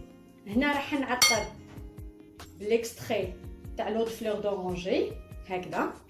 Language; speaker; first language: Arabic; native; Arabic